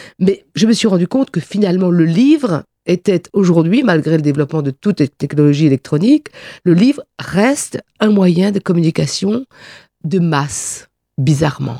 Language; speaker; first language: French; non-native, local second language; Réunion Creole French